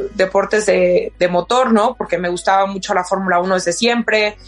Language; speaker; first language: Spanish; native; Spanish